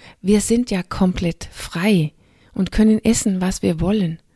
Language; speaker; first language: German; non-native, fluent; Danish